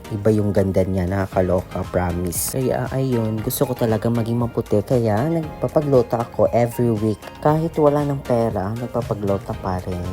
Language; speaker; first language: Filipino; non-native, local second language; Cebuano